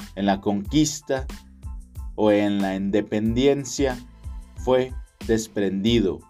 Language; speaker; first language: Spanish; native; Spanish